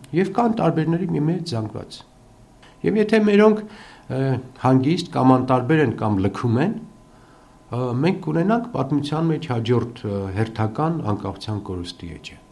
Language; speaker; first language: Armenian; native; Armenian